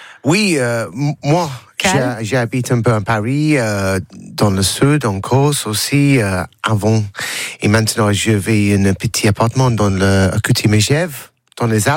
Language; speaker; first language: French; non-native, learner; English